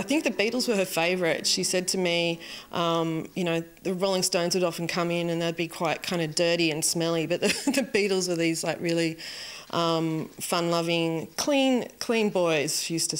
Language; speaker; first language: English; native; English